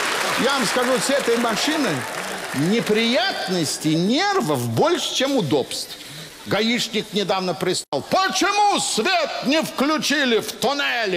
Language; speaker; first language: Russian; native; Russian